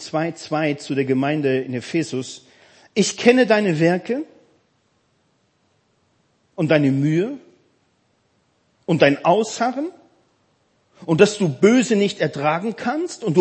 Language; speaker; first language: German; native; German